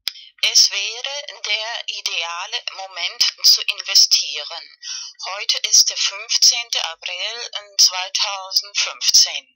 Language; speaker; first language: German; non-native, fluent; Spanish